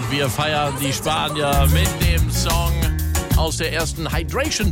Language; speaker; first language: German; native; German